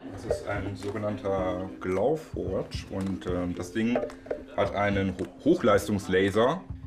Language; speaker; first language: German; native; German